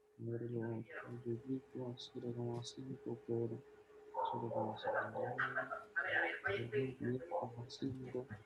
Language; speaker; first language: Spanish; native; Spanish